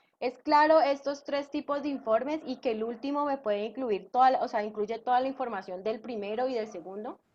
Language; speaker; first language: Spanish; native; Spanish